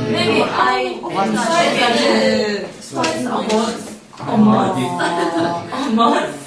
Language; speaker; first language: English; non-native, learner; Korean